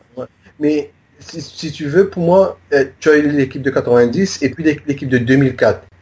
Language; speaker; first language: French; non-native, local second language; Morisyen